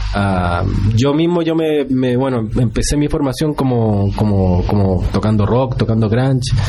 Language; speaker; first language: Spanish; native; Spanish